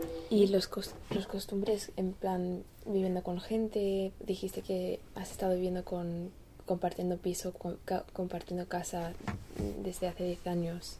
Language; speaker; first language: Spanish; non-native, learner; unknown